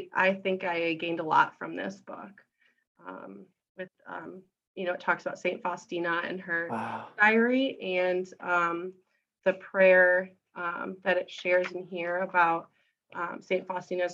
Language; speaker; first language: English; native; English